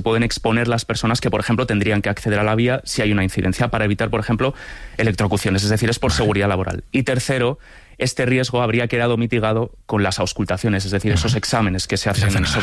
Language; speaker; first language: Spanish; native; Spanish